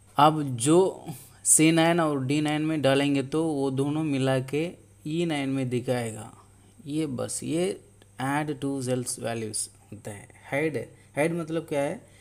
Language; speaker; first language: Hindi; non-native, local second language; Tamil